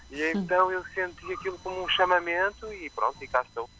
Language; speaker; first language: Portuguese; native; Portuguese